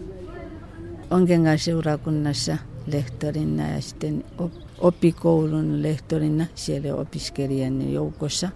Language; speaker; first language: Finnish; non-native, fluent; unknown